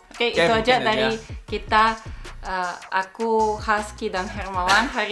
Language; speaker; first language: Indonesian; non-native, fluent; Russian